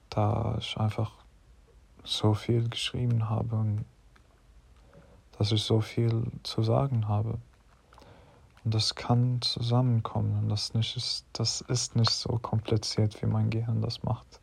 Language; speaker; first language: German; non-native, fluent; English